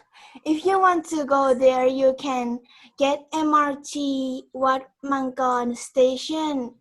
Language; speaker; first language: English; non-native, learner; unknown